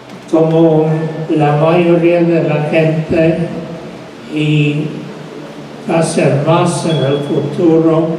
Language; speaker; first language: Spanish; non-native, fluent; English